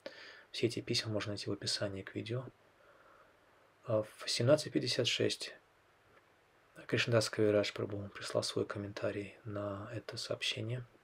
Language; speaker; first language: Russian; native; Russian